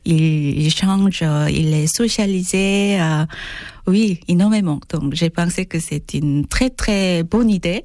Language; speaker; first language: French; non-native, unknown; Korean